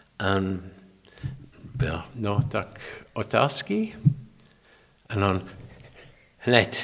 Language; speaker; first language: Czech; non-native, learner; English